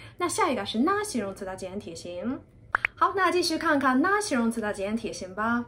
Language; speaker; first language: Chinese; non-native, fluent; Japanese